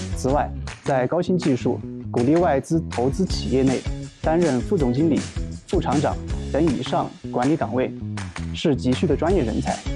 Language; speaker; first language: Chinese; native; Chinese